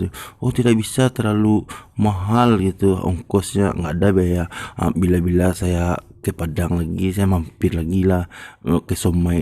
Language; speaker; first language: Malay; non-native, local second language; Minangkabau